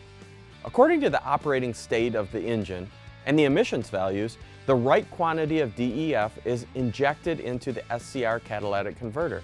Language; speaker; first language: English; native; English